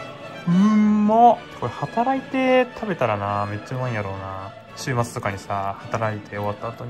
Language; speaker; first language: Japanese; native; Japanese